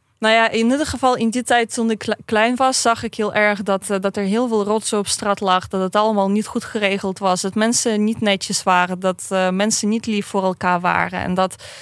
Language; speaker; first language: Dutch; non-native, fluent; Russian